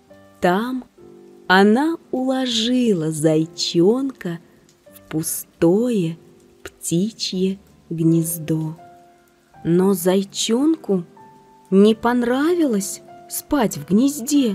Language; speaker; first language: Russian; native; Russian